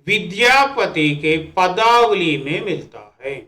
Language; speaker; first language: Hindi; non-native, local second language; Telugu